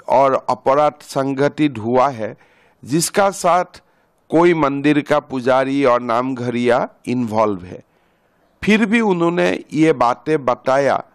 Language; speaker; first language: Hindi; non-native, local second language; Assamese